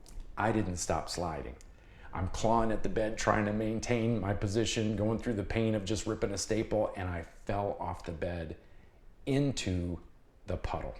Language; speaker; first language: English; native; English